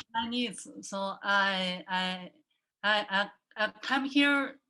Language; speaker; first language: English; non-native, learner; Chinese